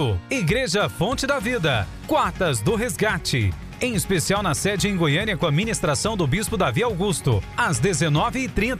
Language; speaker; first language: Portuguese; native; Portuguese